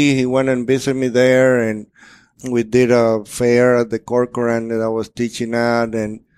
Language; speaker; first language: English; non-native, fluent; Spanish